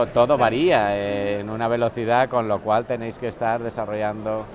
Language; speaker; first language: Spanish; native; Spanish